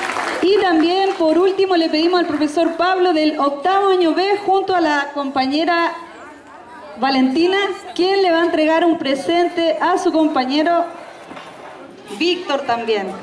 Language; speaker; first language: Spanish; native; Spanish